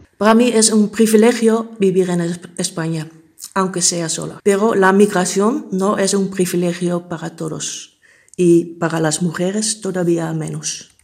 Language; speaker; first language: Spanish; non-native, fluent; Dutch